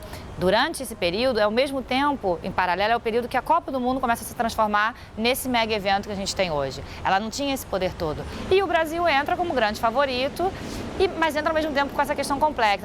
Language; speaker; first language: Portuguese; native; Portuguese